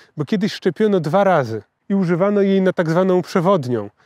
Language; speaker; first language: Polish; native; Polish